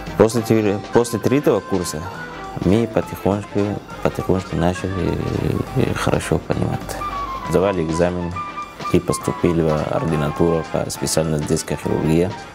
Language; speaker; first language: Russian; non-native, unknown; Arabic